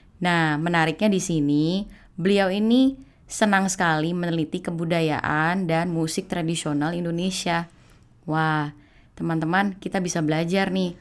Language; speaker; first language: Indonesian; native; Indonesian